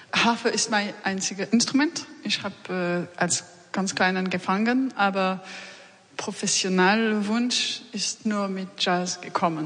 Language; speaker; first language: German; non-native, learner; French